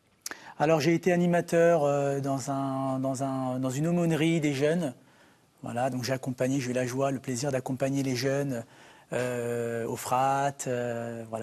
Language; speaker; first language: French; native; French